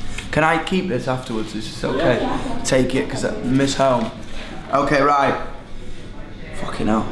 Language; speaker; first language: English; native; English